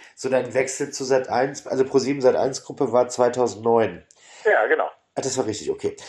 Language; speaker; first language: German; native; German